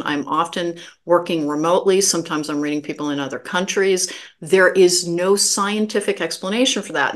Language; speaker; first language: English; native; English